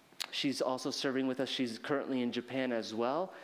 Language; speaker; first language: English; early bilingual, heritage; English